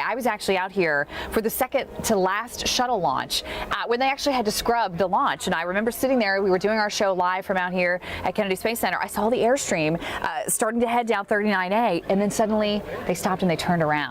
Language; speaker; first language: English; native; English